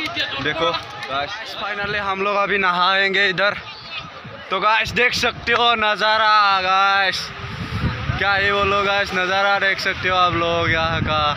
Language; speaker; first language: Hindi; non-native, local second language; Assamese